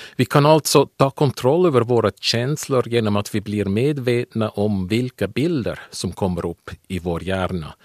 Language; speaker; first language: Swedish; non-native, fluent; Swiss German